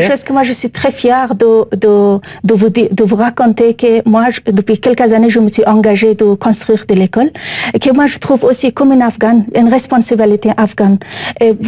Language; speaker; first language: French; non-native, learner; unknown